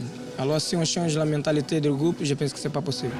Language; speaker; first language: French; non-native, learner; Spanish